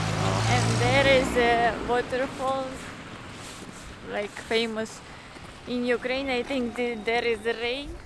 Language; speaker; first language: English; non-native, learner; Russian